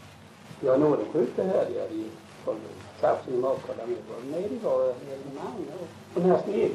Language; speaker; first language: Swedish; native; Swedish